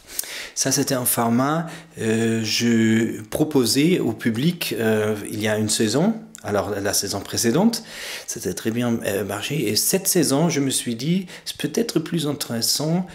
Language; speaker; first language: French; non-native, fluent; German